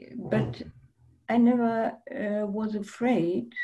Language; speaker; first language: English; non-native, fluent; German